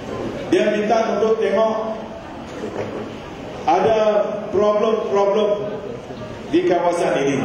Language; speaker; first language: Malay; non-native, local second language; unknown